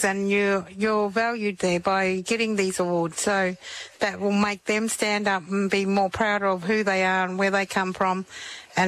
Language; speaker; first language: English; native; English